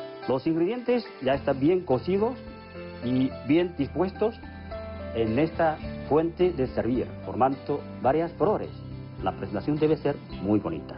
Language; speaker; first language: Spanish; non-native, fluent; Chinese